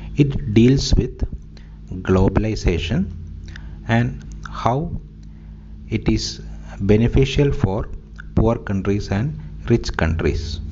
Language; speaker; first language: English; non-native, local second language; Malayalam